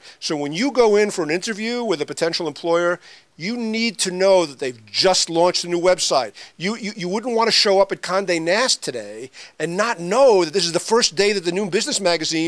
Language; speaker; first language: English; native; English